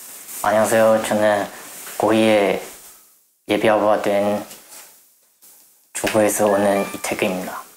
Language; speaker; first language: Korean; non-native, learner; Chinese